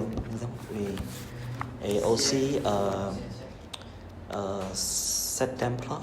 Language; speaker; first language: French; non-native, learner; Khmer